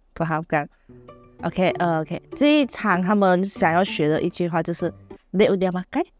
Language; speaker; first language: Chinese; non-native, local second language; Iban